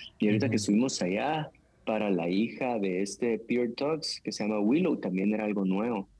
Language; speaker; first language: Spanish; native; Spanish